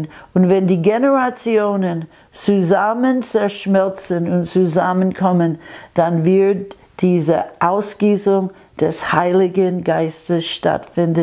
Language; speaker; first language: German; non-native, fluent; English